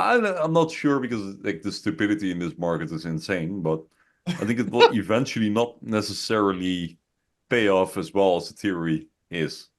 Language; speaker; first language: English; non-native, fluent; Dutch